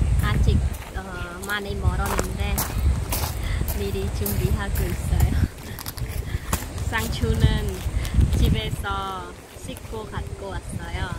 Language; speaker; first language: Korean; non-native, local second language; Khmer